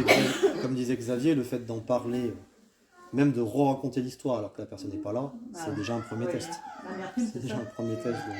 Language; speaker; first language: French; native; French